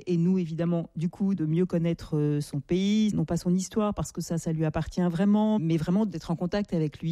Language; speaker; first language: French; native; French